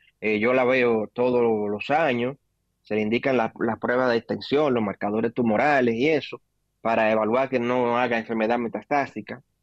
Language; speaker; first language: Spanish; native; Spanish